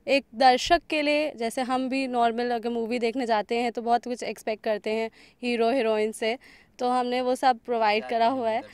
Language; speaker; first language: Hindi; native; Hindi